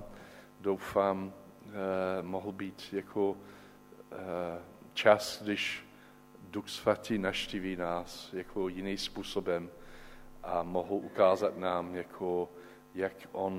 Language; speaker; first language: Czech; non-native, learner; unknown